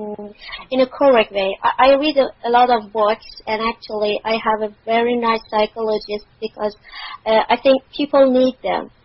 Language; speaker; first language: English; non-native, learner; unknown